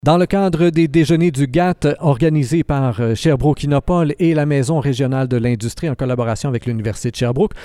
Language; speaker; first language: French; native; French